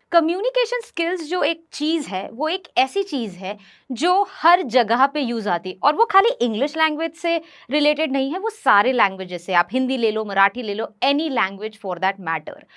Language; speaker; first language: Hindi; non-native, local second language; Bhojpuri